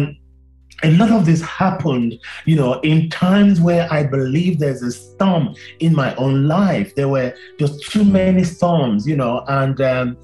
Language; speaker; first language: English; non-native, local second language; Yoruba